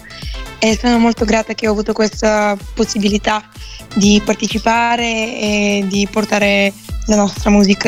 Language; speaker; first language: Italian; non-native, fluent; Bulgarian